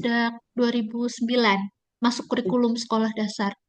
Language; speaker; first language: Indonesian; native; Indonesian